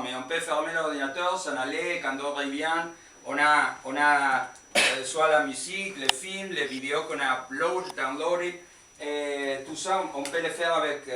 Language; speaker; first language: French; non-native, learner; Spanish